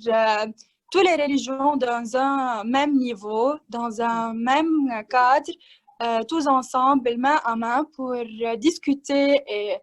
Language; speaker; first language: French; non-native, learner; Arabic